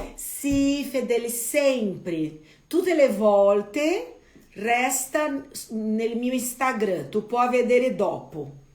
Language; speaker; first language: Italian; non-native, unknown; Portuguese